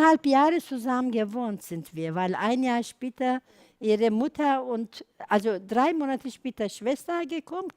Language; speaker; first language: German; non-native, learner; Turkish